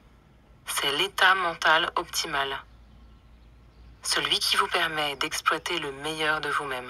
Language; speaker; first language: French; native; French